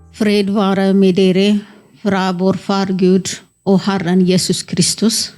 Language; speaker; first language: Norwegian; non-native, fluent; Amharic